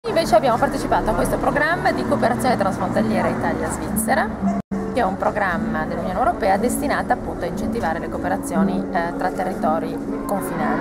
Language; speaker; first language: Italian; native; Italian